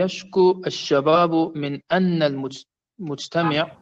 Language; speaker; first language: Arabic; non-native, learner; Persian